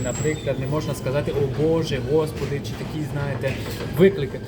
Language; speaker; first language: Ukrainian; non-native, fluent; French